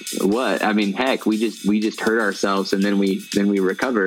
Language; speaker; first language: English; native; English